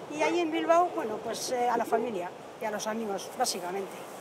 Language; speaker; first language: Spanish; native; Spanish